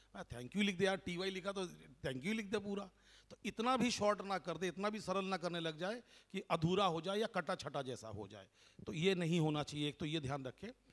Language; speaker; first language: Hindi; non-native, local second language; Bangla